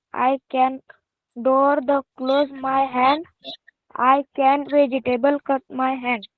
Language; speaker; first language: English; non-native, learner; Marathi